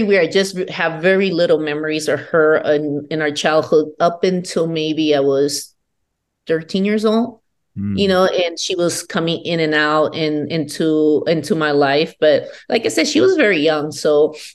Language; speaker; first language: English; non-native, fluent; Spanish